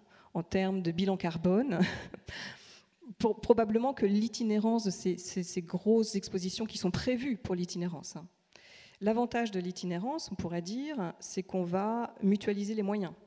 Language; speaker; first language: French; native; French